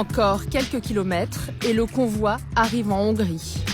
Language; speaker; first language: French; native; French